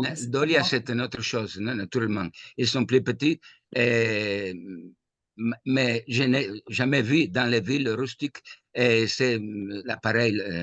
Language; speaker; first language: French; non-native, fluent; Italian